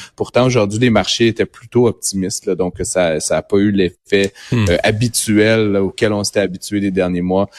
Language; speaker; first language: French; native; French